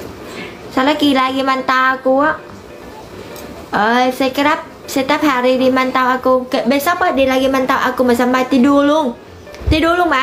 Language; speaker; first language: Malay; non-native, learner; Vietnamese